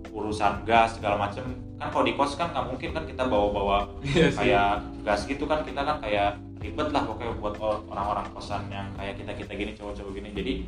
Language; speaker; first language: Indonesian; native; Indonesian